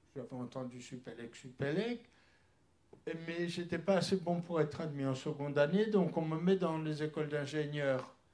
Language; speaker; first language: French; early bilingual, other home language; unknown